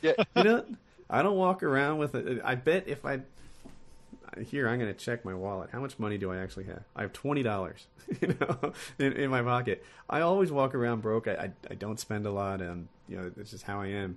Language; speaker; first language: English; native; English